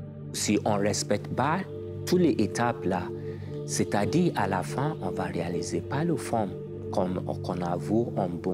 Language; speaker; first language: French; non-native, learner; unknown